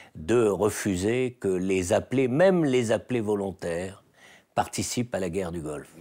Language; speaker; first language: French; native; French